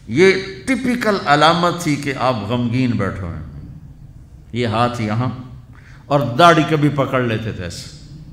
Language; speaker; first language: Urdu; non-native, local second language; Punjabi